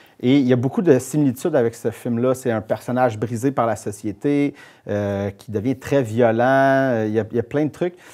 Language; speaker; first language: French; native; French